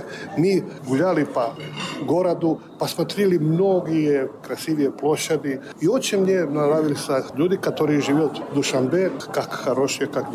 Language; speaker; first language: Russian; non-native, learner; Serbian